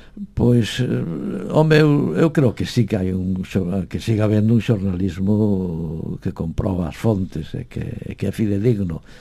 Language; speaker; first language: Galician; native; Galician